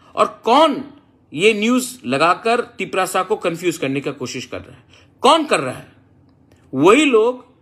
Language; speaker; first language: Hindi; non-native, local second language; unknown